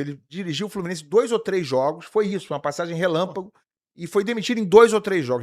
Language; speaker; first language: Portuguese; native; Portuguese